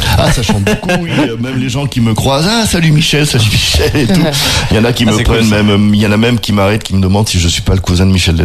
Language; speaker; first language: French; native; French